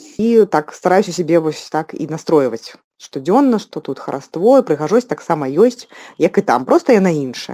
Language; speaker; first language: Belarusian; non-native, local second language; Russian